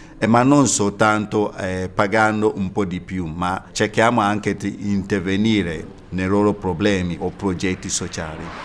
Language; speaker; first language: Italian; non-native, fluent; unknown